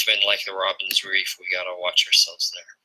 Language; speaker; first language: English; native; English